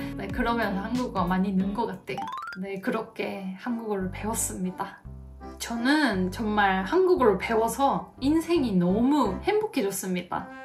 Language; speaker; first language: Korean; non-native, fluent; Japanese